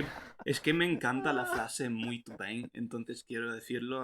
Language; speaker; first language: Spanish; non-native, fluent; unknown